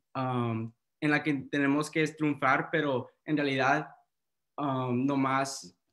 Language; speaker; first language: Spanish; early bilingual, heritage; Spanish